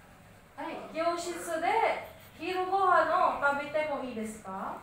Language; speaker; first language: Japanese; non-native, learner; Filipino